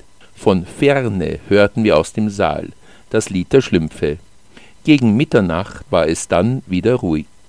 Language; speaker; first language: German; native; German